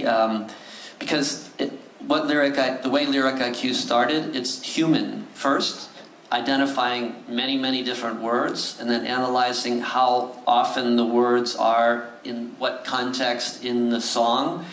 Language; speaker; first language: English; native; English